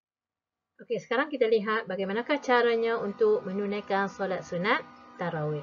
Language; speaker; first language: Malay; native; Malay